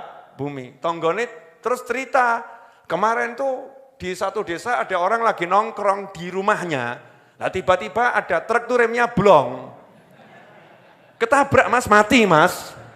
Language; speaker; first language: Indonesian; native; Indonesian